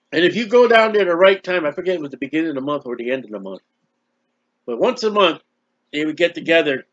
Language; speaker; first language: English; native; English